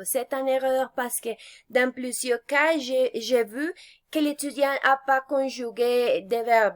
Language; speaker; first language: French; non-native, fluent; Spanish